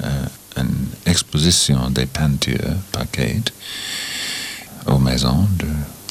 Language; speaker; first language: French; non-native, learner; English